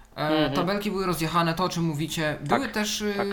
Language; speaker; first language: Polish; native; Polish